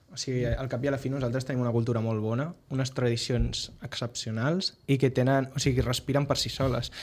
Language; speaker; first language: Catalan; native; Catalan